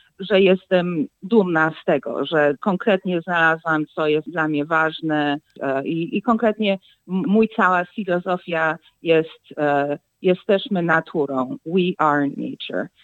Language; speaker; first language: Polish; early bilingual, heritage; Polish